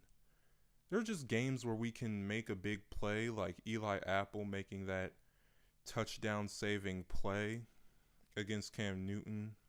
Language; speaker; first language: English; native; English